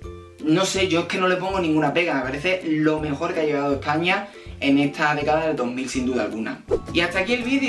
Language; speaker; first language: Spanish; native; Spanish